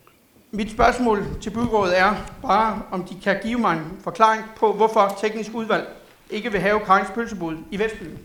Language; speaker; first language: Danish; native; Danish